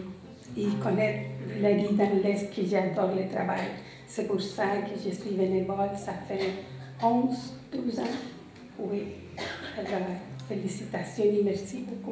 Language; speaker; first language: French; non-native, fluent; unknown